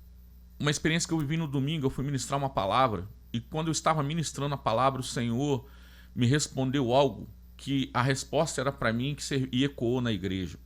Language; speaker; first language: Portuguese; native; Portuguese